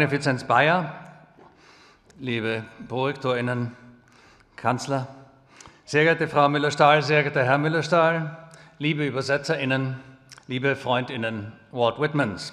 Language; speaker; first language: German; native; German